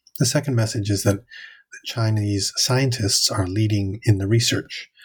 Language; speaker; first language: English; native; English